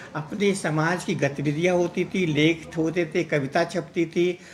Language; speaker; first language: Hindi; native; Hindi